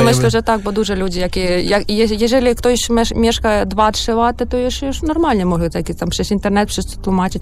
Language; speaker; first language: Polish; non-native, learner; Ukrainian